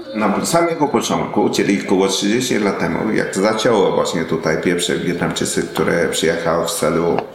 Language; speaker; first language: Polish; non-native, learner; Vietnamese